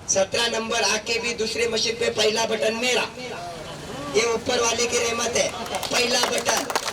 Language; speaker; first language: Hindi; non-native, local second language; Marathi